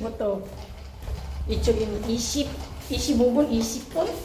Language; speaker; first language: Korean; non-native, local second language; Filipino